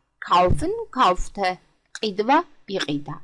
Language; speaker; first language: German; non-native, fluent; Georgian